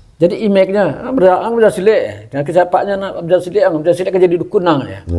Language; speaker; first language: Malay; non-native, local second language; Minangkabau